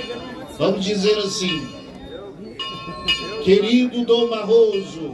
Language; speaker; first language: Portuguese; native; Portuguese